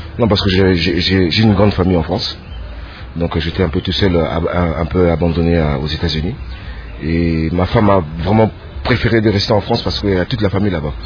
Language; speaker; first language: French; non-native, local second language; Lingala